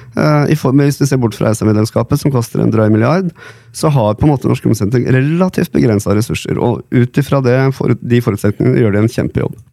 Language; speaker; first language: Norwegian; native; Norwegian